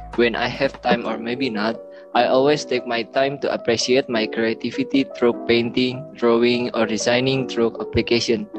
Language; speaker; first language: English; non-native, learner; Indonesian